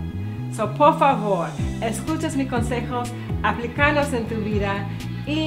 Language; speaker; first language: Spanish; non-native, learner; English